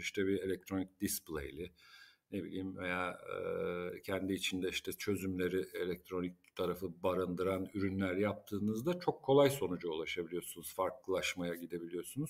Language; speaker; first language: Turkish; native; Turkish